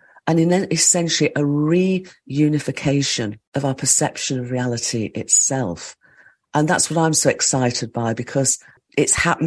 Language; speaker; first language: English; native; English